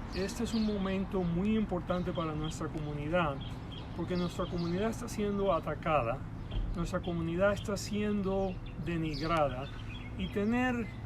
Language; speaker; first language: Spanish; native; Spanish